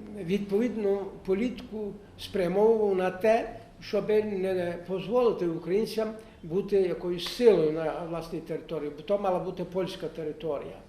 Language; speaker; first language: Ukrainian; native; Ukrainian